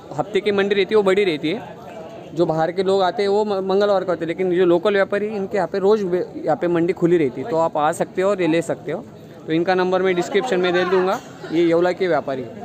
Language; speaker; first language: Hindi; non-native, local second language; Marathi